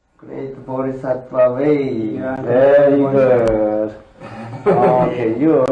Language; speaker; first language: English; non-native, learner; Korean